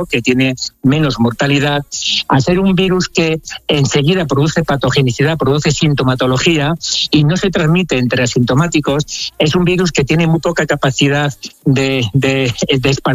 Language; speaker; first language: Spanish; native; Spanish